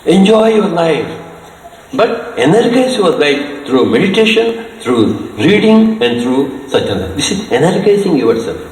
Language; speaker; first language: English; non-native, local second language; Telugu